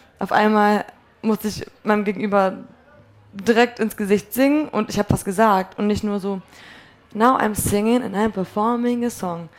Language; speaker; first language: German; early bilingual, other home language; Polish